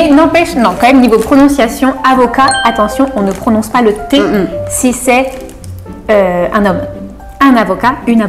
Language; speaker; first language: French; native; French